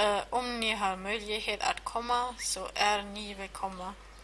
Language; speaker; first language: Swedish; non-native, learner; German